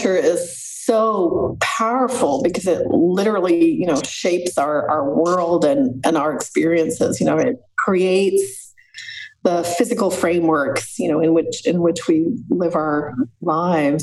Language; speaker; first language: English; native; English